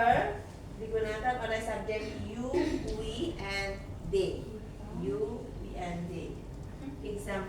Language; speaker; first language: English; non-native, learner; Indonesian